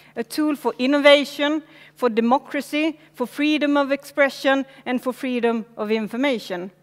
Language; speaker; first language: English; non-native, fluent; Swedish